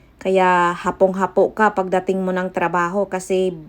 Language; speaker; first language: Filipino; non-native, local second language; Cebuano